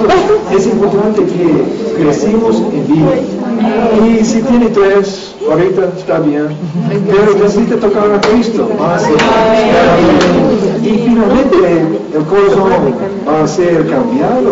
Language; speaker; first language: Spanish; non-native, learner; English